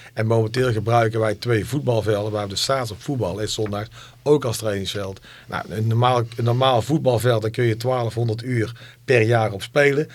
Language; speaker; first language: Dutch; native; Dutch